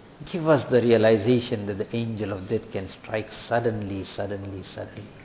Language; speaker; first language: English; native; English